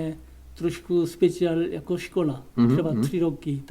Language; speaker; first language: Czech; non-native, learner; Korean